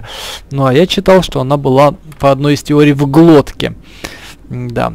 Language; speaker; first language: Russian; native; Russian